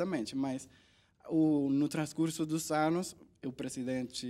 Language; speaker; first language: Portuguese; non-native, learner; Spanish